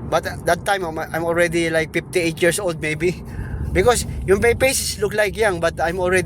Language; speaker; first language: English; non-native, local second language; Filipino